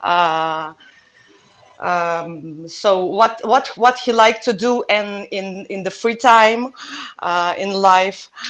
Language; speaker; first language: English; non-native, learner; Russian